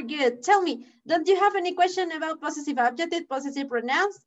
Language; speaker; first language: English; non-native, fluent; Spanish